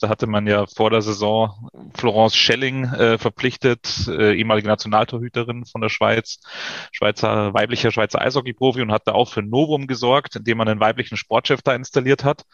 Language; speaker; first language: German; native; German